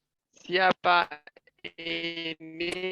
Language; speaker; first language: Indonesian; non-native, learner; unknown